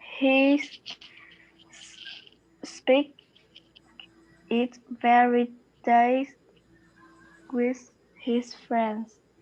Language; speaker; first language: English; non-native, learner; Vietnamese